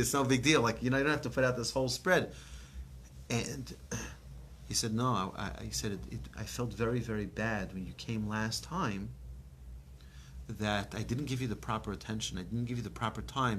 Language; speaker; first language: English; native; English